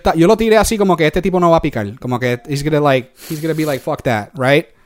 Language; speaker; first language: Spanish; early bilingual, heritage; Spanish